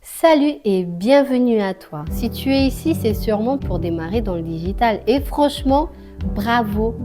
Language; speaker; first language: French; non-native, fluent; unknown